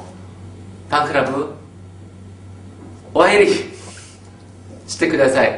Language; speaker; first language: Japanese; non-native, fluent; Korean